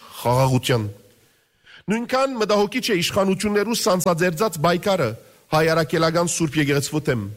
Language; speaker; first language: Armenian; early bilingual, heritage; Armenian